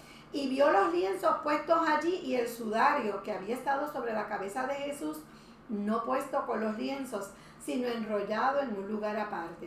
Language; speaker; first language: Spanish; native; Spanish